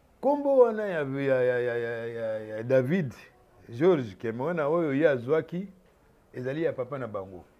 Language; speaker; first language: Lingala; native; Lingala